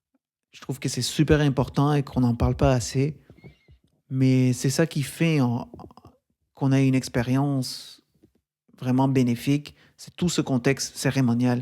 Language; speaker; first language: French; native; French